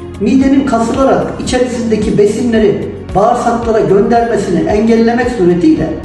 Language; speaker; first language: Turkish; native; Turkish